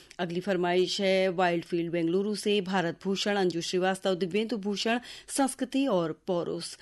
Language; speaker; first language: Hindi; native; Hindi